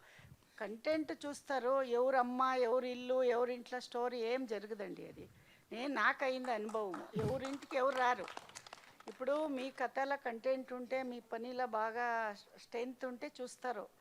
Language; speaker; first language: Telugu; non-native, learner; Kannada